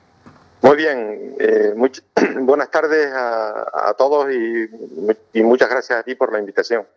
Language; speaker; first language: Spanish; native; Spanish